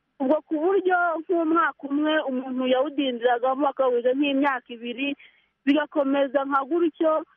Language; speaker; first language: Kinyarwanda; early bilingual, heritage; Kinyarwanda